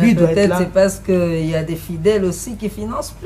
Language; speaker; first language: French; non-native, local second language; Lingala